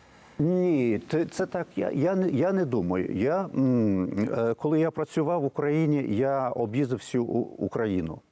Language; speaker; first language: Ukrainian; non-native, fluent; Lithuanian